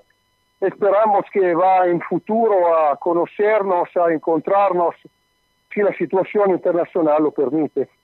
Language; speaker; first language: Spanish; non-native, learner; Italian